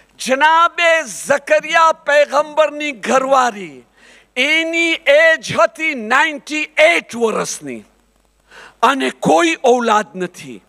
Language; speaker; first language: Gujarati; early bilingual, heritage; Gujarati